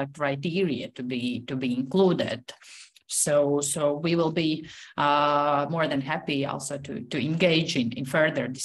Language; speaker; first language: English; non-native, fluent; Latvian